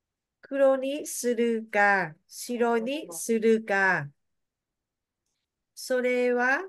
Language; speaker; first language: Japanese; non-native, learner; Vietnamese